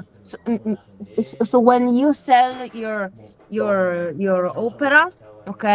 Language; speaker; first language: English; non-native, learner; Italian